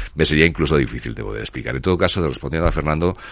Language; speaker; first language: Spanish; non-native, local second language; Catalan